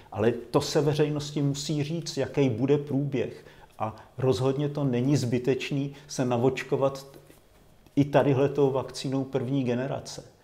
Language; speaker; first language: Czech; native; Czech